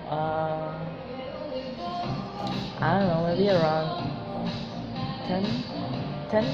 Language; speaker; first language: English; non-native, fluent; Indonesian